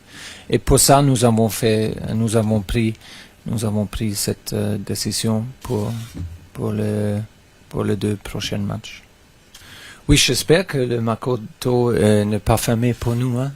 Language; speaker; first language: French; non-native, fluent; German